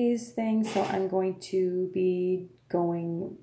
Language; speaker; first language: English; non-native, fluent; French